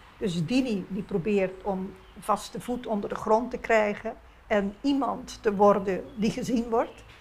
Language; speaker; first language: Dutch; non-native, local second language; Papiamento